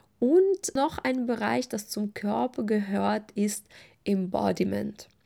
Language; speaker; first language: German; non-native, fluent; Russian